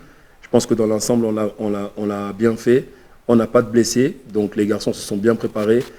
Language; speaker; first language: French; native; French